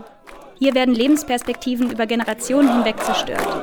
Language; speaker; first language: German; native; German